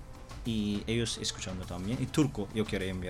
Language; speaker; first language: Spanish; non-native, learner; Turkish